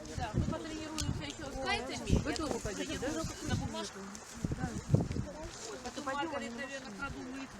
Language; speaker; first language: Russian; native; Russian